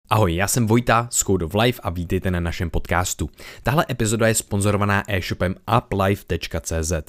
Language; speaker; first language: Czech; native; Czech